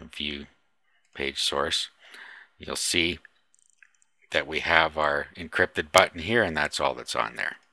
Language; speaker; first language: English; native; English